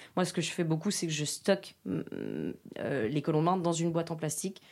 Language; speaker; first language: French; native; French